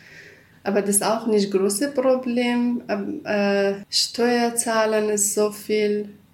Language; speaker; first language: German; non-native, learner; Kurdish